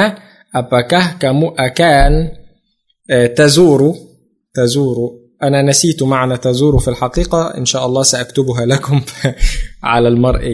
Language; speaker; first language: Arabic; non-native, fluent; Indonesian